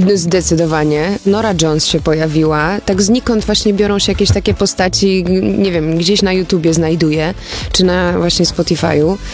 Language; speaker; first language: Polish; early bilingual, heritage; Polish